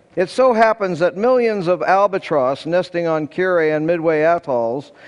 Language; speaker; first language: English; native; English